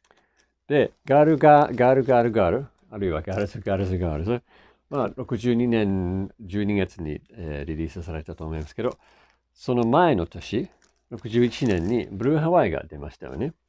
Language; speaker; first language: Japanese; non-native, fluent; English